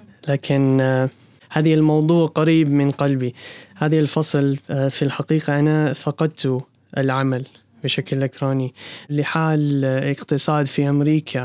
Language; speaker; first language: Arabic; non-native, learner; English